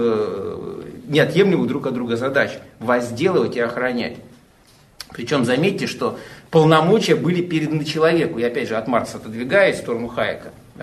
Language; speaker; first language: Russian; native; Russian